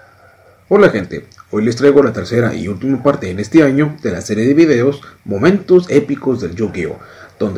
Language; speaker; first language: Spanish; native; Spanish